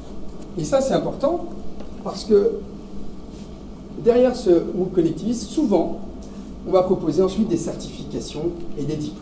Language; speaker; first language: French; native; French